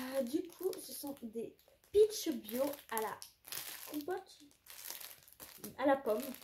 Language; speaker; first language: French; native; French